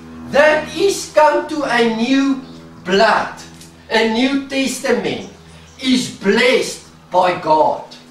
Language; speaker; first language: English; non-native, local second language; Afrikaans